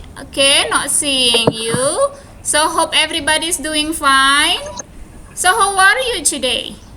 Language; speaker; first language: English; non-native, fluent; Indonesian